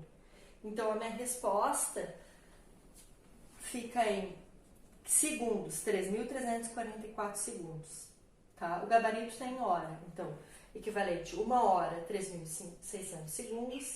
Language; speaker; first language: Portuguese; native; Portuguese